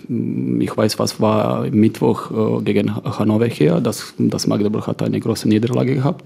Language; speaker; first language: German; non-native, fluent; Croatian